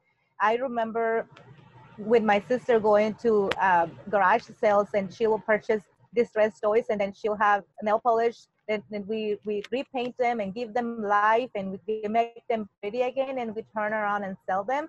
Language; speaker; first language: English; non-native, fluent; Spanish